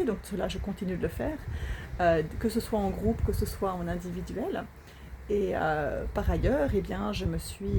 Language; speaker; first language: French; native; French